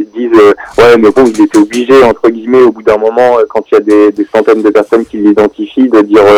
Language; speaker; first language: French; native; French